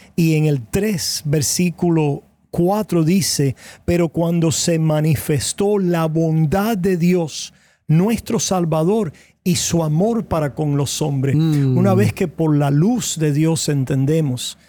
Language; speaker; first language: Spanish; native; Spanish